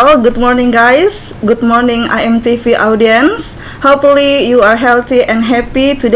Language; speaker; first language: English; non-native, learner; Indonesian